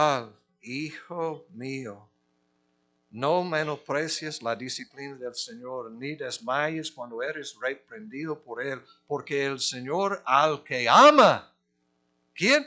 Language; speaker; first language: Spanish; non-native, fluent; English